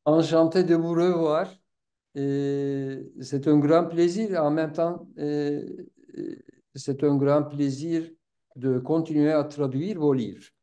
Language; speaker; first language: French; non-native, fluent; Turkish